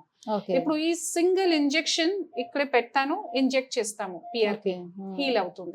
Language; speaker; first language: Telugu; non-native, learner; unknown